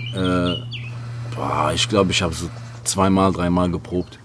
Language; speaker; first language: German; non-native, fluent; Arabic